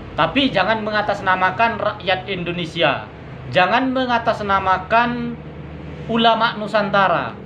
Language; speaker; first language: Indonesian; non-native, local second language; Madurese